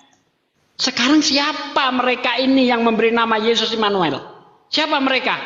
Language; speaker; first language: Indonesian; native; Indonesian